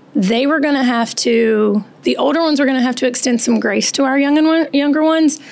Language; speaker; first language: English; native; English